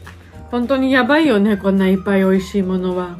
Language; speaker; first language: Japanese; non-native, fluent; Georgian